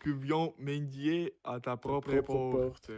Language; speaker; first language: French; non-native, learner; Russian